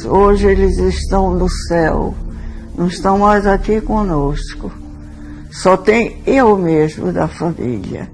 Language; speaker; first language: Portuguese; early bilingual, other home language; Swedish